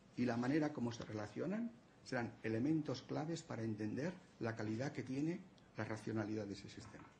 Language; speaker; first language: Spanish; non-native, local second language; Catalan